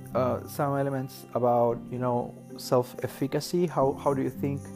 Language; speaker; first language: English; non-native, fluent; Spanish